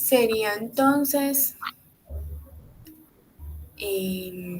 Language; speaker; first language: Spanish; native; Spanish